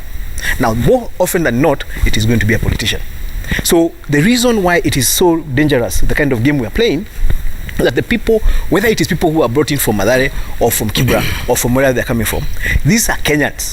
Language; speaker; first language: English; non-native, local second language; Kikuyu